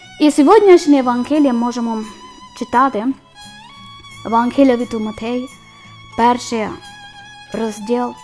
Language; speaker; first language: Ukrainian; non-native, learner; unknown